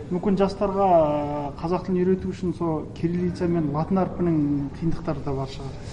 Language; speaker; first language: Kazakh; native; Kazakh